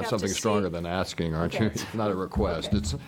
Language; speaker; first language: English; native; English